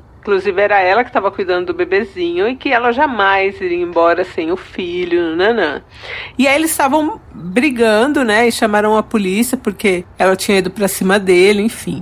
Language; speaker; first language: Portuguese; native; Portuguese